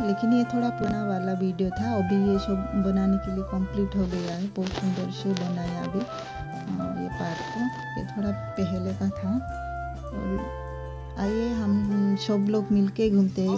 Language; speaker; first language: Hindi; non-native, local second language; Odia